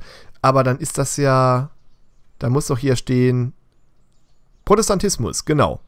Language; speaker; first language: German; native; German